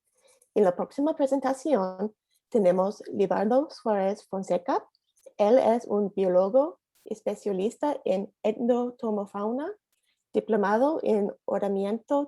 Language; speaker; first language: Spanish; non-native, learner; English